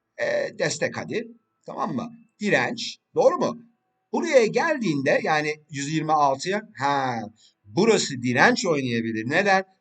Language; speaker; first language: Turkish; early bilingual, heritage; Turkish